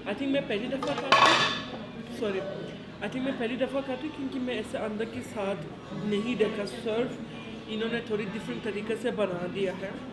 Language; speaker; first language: Hindi; non-native, fluent; Turkish